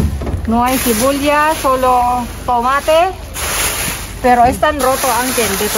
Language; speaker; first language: Spanish; non-native, learner; Filipino